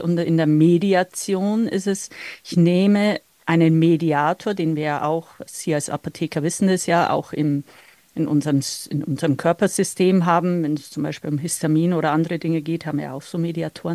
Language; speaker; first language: German; native; German